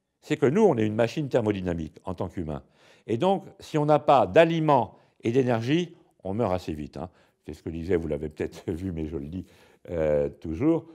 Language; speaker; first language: French; native; French